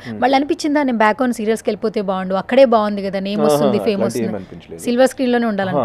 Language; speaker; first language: Telugu; native; Telugu